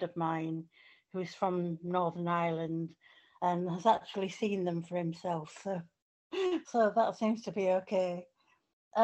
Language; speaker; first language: English; native; English